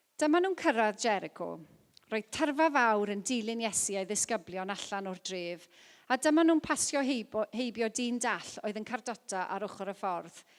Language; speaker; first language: Welsh; non-native, local second language; English